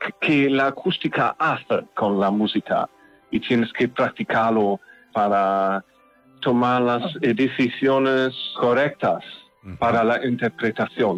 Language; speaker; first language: Spanish; non-native, learner; German